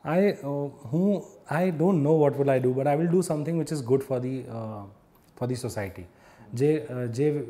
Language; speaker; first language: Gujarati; native; Gujarati